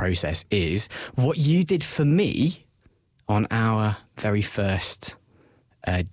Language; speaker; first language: English; native; English